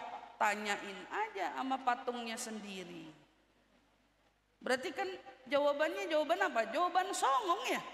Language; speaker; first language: Indonesian; native; Indonesian